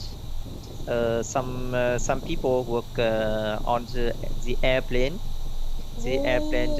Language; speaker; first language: English; non-native, learner; Vietnamese